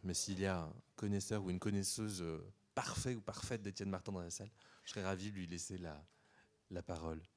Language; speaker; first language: French; native; French